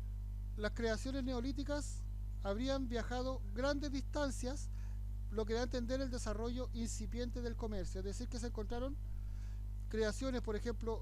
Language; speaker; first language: Spanish; native; Spanish